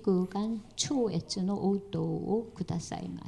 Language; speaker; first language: Japanese; non-native, fluent; Korean